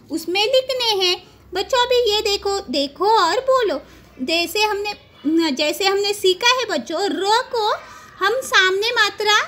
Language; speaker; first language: Hindi; non-native, local second language; Marathi